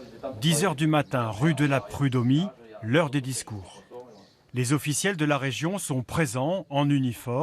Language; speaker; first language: French; native; French